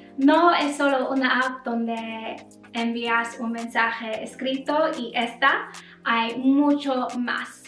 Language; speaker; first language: Spanish; non-native, learner; English